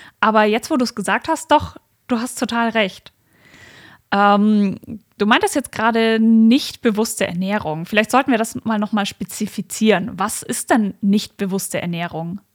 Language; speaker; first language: German; native; German